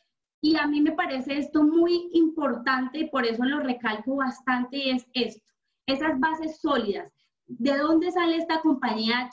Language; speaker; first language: Spanish; native; Spanish